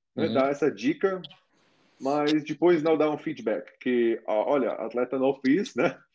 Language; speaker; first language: Portuguese; non-native, fluent; German